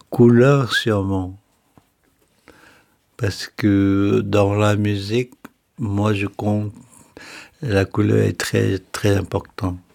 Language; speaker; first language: French; non-native, fluent; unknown